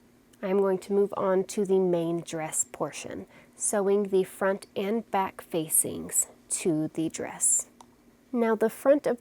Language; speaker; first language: English; native; English